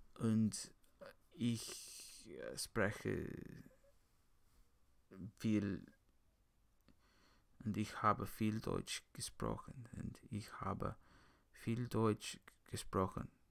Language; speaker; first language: German; non-native, learner; English